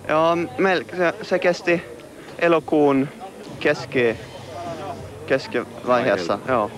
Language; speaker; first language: Finnish; non-native, local second language; Swedish